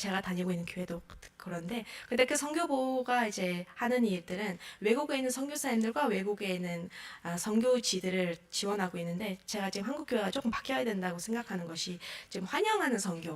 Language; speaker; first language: Korean; non-native, fluent; Mongolian